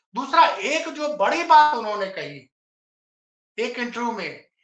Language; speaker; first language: Hindi; native; Hindi